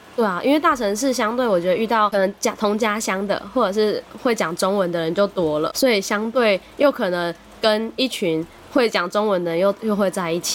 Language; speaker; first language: Chinese; native; Chinese